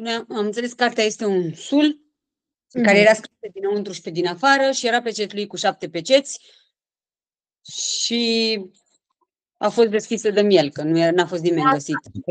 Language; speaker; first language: Romanian; native; Romanian